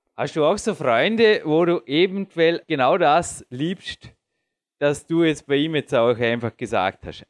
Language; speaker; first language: German; native; German